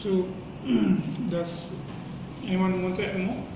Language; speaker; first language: English; non-native, local second language; Malay